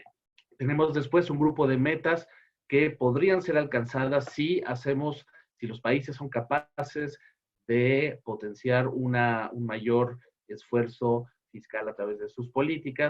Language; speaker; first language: Spanish; native; Spanish